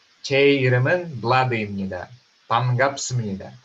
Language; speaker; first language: Korean; non-native, fluent; Russian